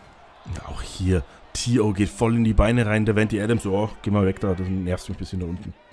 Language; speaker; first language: German; native; German